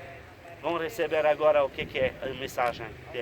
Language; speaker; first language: Portuguese; non-native, fluent; Turkish